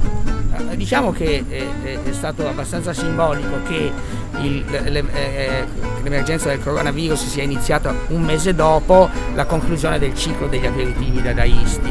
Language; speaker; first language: Italian; native; Italian